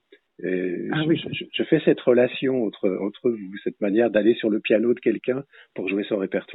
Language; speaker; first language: French; native; French